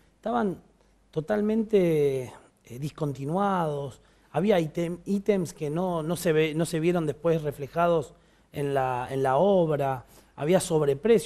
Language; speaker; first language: Spanish; native; Spanish